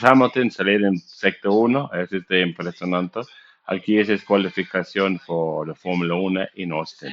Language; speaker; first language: Spanish; non-native, learner; English